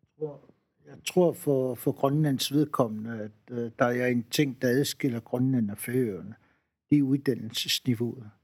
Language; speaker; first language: Danish; non-native, local second language; Kalaallisut